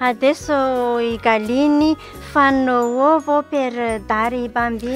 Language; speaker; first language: Italian; non-native, learner; Malagasy